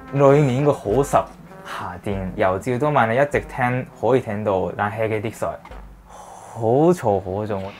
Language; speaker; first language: Cantonese; non-native, learner; Japanese